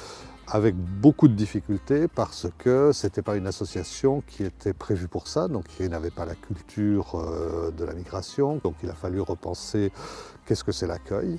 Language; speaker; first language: French; native; French